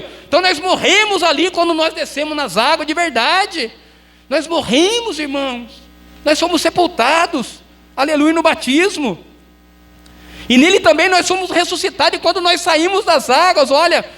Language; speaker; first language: Portuguese; native; Portuguese